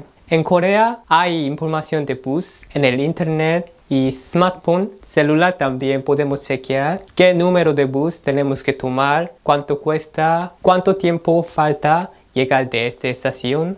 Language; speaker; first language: Spanish; non-native, learner; Korean